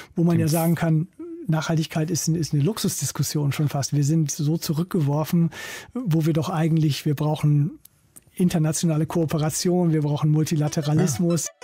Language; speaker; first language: German; native; German